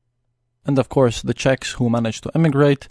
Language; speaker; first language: English; non-native, fluent; Latvian